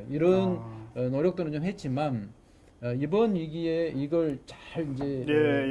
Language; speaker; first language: Korean; native; Korean